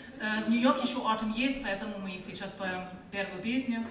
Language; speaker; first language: Russian; non-native, learner; German